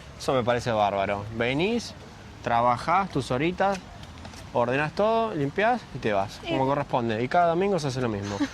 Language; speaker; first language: Spanish; native; Spanish